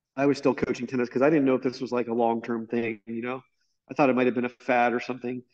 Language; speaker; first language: English; native; English